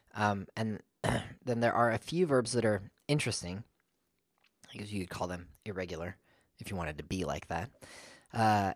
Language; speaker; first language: English; native; English